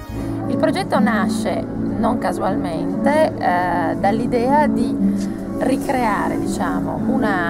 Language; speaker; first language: Italian; native; Italian